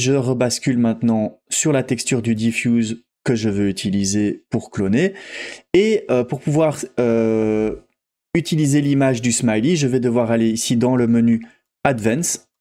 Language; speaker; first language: French; native; French